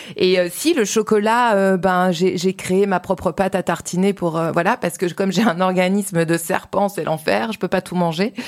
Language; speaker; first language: French; native; French